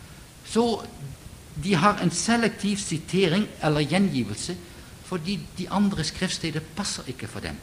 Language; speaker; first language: Norwegian; non-native, fluent; Dutch